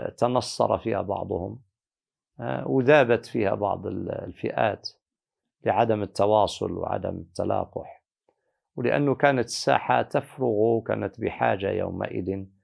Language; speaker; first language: Arabic; native; Arabic